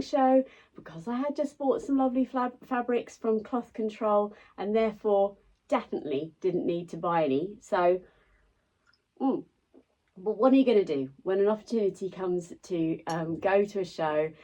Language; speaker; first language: English; native; English